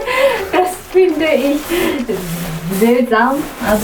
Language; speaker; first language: German; non-native, learner; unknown